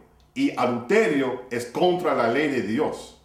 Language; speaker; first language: Spanish; non-native, fluent; English